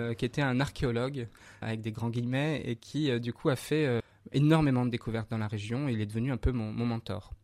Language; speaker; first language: French; native; French